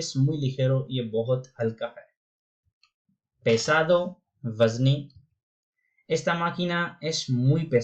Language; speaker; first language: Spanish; non-native, fluent; Urdu